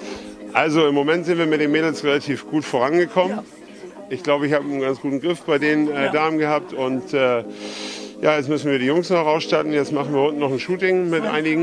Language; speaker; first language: German; native; German